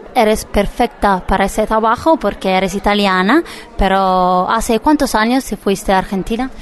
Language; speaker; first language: Spanish; non-native, fluent; Italian